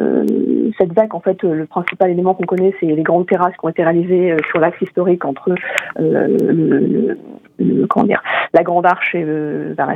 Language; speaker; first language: French; native; French